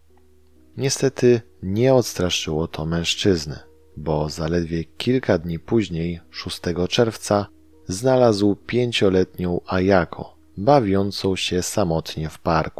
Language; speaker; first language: Polish; native; Polish